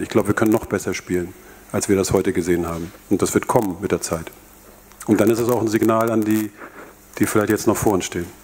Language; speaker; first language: German; native; German